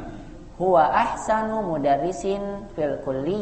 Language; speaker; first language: Arabic; non-native, fluent; Indonesian